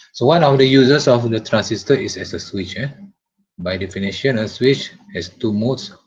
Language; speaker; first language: English; non-native, local second language; Malay